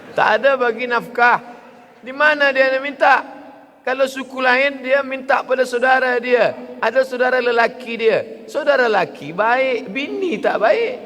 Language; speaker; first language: Malay; native; Malay